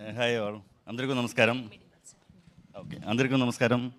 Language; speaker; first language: Telugu; non-native, learner; Malayalam